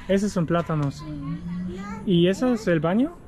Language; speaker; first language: Spanish; non-native, fluent; German